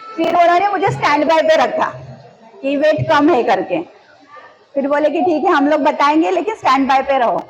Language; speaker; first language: Hindi; non-native, local second language; Marathi